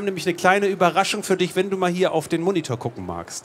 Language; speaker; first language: German; native; German